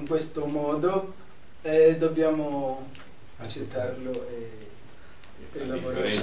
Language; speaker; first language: Italian; non-native, fluent; Arabic